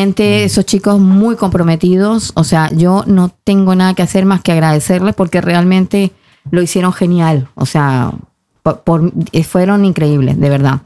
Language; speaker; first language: Spanish; native; Spanish